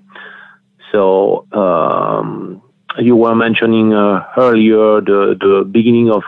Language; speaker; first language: English; non-native, fluent; French